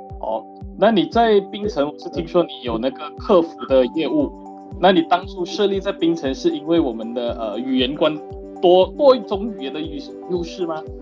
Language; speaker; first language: Chinese; native; Chinese